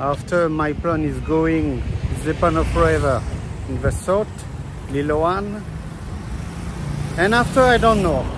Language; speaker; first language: English; non-native, learner; French